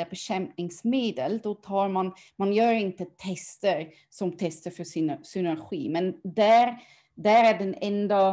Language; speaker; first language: Swedish; non-native, fluent; German